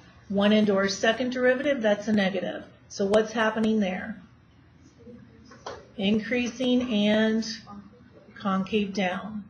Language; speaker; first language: English; native; English